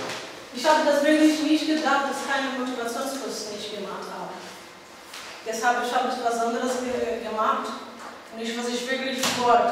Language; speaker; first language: German; non-native, learner; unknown